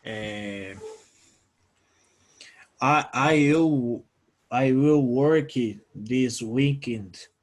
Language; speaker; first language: English; non-native, learner; Portuguese